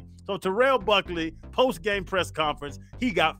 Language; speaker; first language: English; native; English